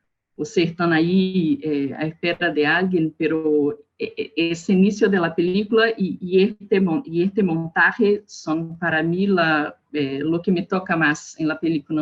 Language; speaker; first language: Spanish; non-native, learner; Portuguese